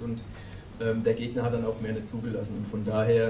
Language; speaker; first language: German; native; German